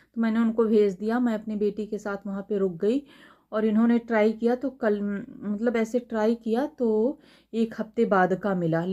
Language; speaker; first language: Hindi; native; Hindi